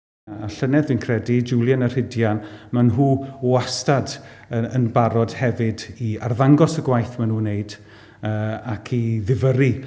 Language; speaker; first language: Welsh; native; Welsh